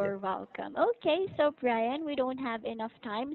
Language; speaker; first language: English; non-native, local second language; Filipino